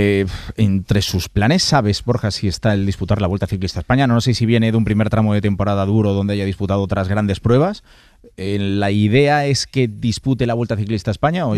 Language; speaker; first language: Spanish; native; Spanish